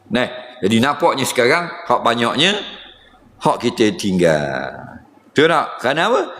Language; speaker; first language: Malay; native; Malay